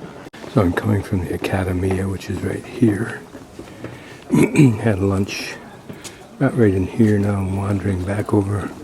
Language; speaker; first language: English; native; English